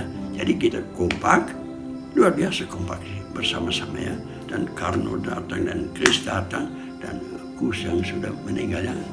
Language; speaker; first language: Indonesian; non-native, fluent; Dutch